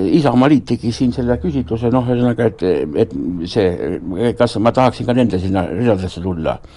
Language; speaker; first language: Estonian; native; Estonian